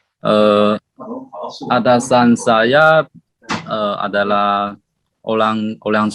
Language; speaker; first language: Indonesian; non-native, learner; Chinese